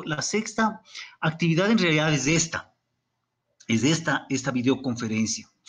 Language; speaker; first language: Spanish; native; Spanish